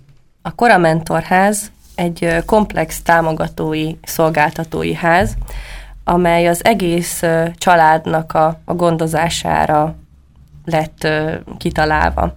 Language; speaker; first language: Hungarian; native; Hungarian